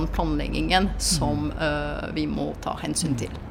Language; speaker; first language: Norwegian; non-native, fluent; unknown